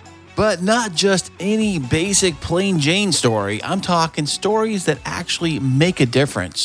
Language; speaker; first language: English; native; English